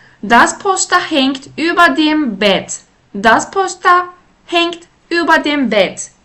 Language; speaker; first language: German; non-native, fluent; Turkish